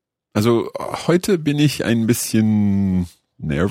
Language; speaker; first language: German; non-native, learner; English